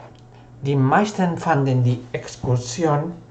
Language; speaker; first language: German; non-native, fluent; Spanish